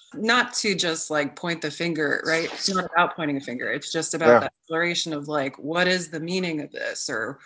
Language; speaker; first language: English; native; English